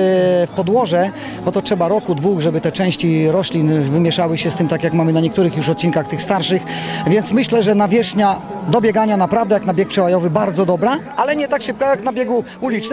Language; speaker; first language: Polish; native; Polish